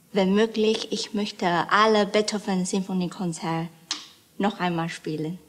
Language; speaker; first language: German; non-native, fluent; Chinese